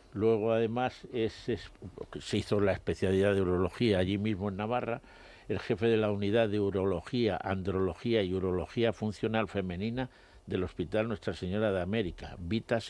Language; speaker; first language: Spanish; native; Spanish